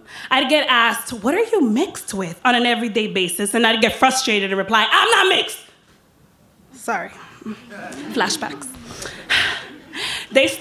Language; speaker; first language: English; early bilingual, other home language; Spanish